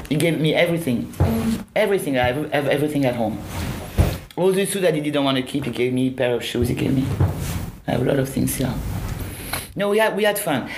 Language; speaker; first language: English; non-native, fluent; French